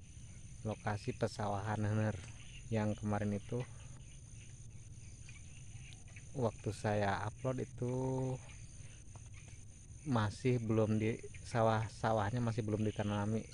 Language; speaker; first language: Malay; non-native, local second language; Sundanese